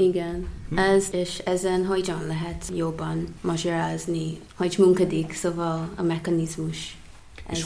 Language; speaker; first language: Hungarian; non-native, fluent; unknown